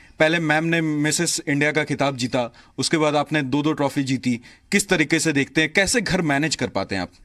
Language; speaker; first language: Hindi; native; Hindi